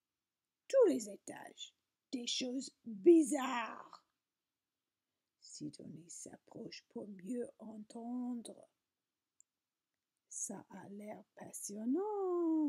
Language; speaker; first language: French; non-native, learner; English